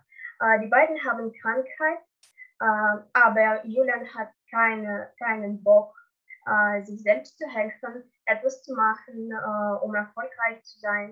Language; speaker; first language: German; non-native, learner; Russian